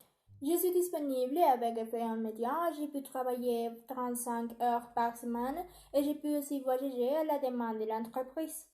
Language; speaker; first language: French; non-native, learner; Spanish